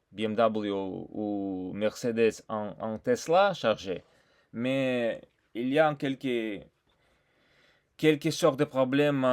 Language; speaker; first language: French; non-native, learner; Russian